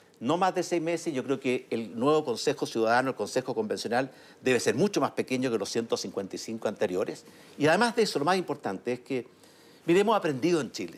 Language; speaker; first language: Spanish; native; Spanish